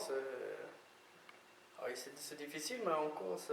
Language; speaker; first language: French; non-native, learner; Norwegian